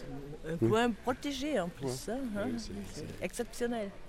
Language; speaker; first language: French; non-native, fluent; German